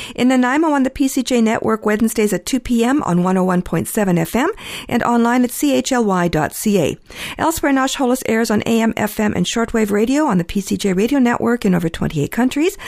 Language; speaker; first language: English; early bilingual, other home language; Ukrainian